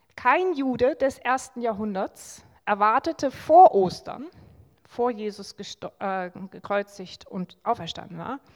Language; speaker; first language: German; native; German